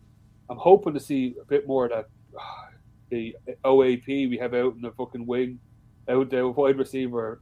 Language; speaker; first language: English; native; English